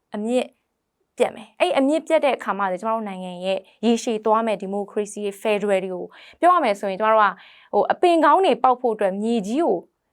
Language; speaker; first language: Burmese; native; Burmese